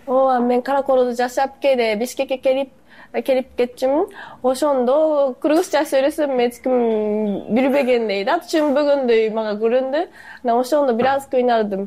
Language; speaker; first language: Kyrgyz; non-native, fluent; Japanese